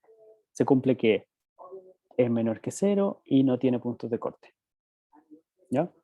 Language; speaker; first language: Spanish; native; Spanish